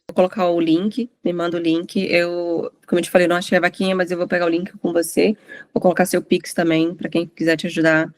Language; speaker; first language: Portuguese; native; Portuguese